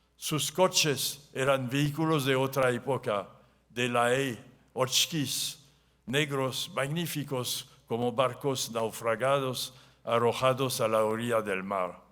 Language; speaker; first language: Spanish; non-native, learner; French